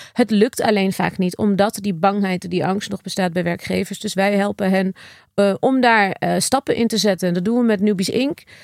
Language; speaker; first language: Dutch; native; Dutch